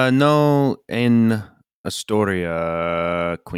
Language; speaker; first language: Spanish; non-native, learner; English